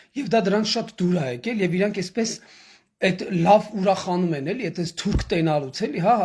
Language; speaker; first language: Armenian; native; Armenian